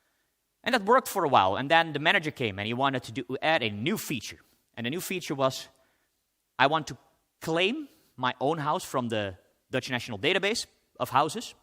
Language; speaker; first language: English; non-native, fluent; Dutch